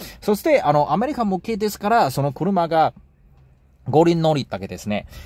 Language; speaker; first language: Japanese; non-native, learner; Chinese